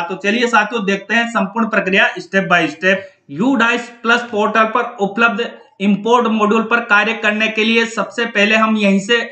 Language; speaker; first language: Hindi; native; Hindi